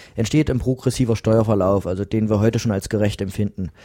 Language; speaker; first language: German; native; German